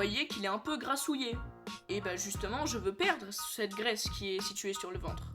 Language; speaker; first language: French; native; French